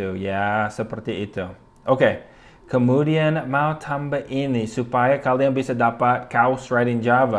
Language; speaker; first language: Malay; non-native, fluent; English